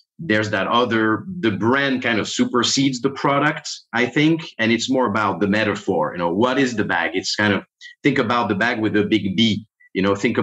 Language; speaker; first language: English; non-native, fluent; French